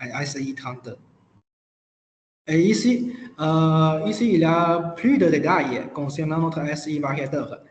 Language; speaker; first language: French; non-native, learner; Chinese